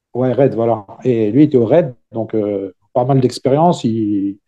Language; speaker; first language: French; native; French